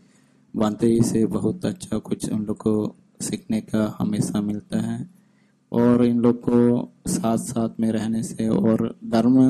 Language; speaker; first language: Hindi; non-native, fluent; Sinhala